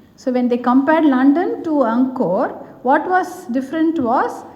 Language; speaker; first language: English; non-native, local second language; Tamil